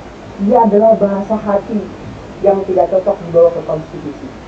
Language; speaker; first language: Indonesian; native; Indonesian